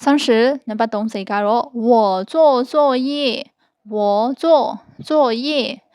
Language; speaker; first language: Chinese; non-native, fluent; Burmese